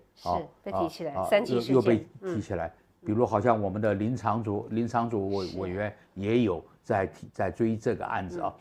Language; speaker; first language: Chinese; native; Chinese